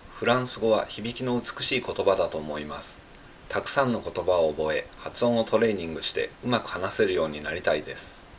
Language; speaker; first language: Japanese; native; Japanese